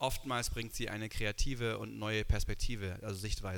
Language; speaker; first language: German; native; German